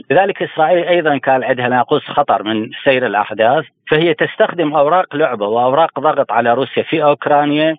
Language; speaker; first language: Arabic; native; Arabic